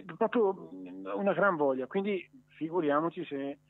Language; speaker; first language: Italian; native; Italian